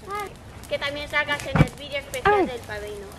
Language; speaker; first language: Spanish; native; Spanish